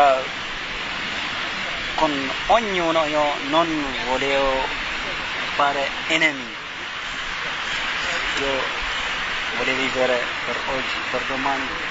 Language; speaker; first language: Italian; non-native, learner; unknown